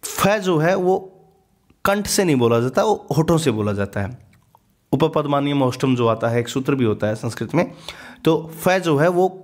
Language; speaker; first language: Hindi; native; Hindi